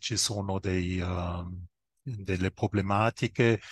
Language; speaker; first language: Italian; non-native, fluent; German